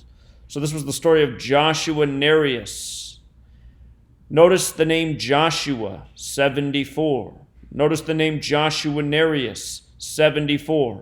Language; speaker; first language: English; native; English